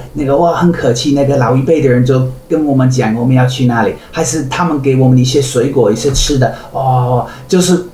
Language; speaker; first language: Chinese; non-native, fluent; English